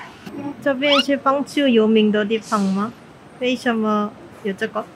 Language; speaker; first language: Chinese; non-native, fluent; Korean